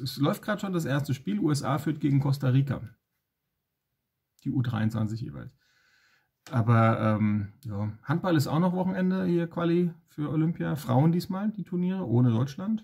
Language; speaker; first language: German; native; German